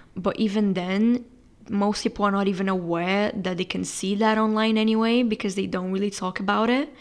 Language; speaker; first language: English; non-native, fluent; Portuguese